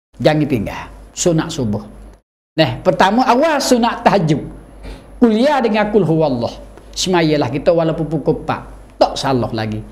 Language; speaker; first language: Malay; native; Malay